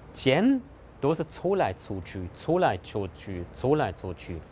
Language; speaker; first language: Chinese; non-native, fluent; German